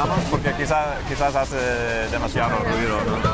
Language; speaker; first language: Spanish; non-native, fluent; English